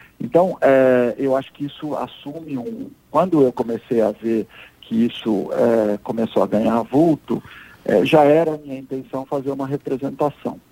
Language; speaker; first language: Portuguese; early bilingual, other home language; Italian